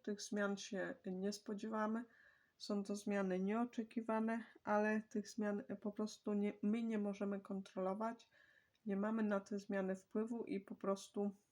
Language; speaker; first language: Polish; native; Polish